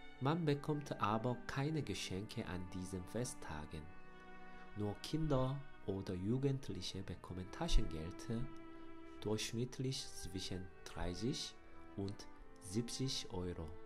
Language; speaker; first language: German; non-native, fluent; Korean